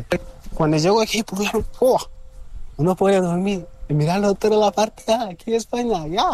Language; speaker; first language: Spanish; non-native, learner; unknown